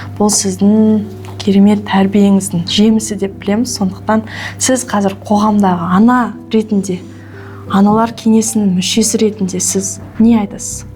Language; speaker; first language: Kazakh; native; Kazakh